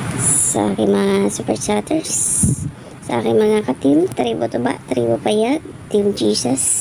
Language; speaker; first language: Filipino; native; Filipino